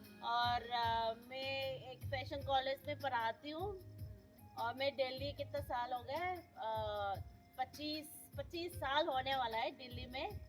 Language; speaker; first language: Hindi; non-native, local second language; Rongmei Naga